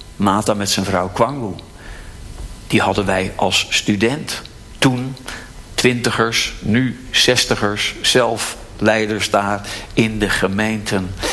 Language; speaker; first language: Dutch; native; Dutch